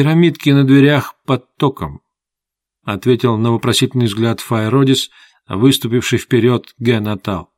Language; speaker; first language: Russian; native; Russian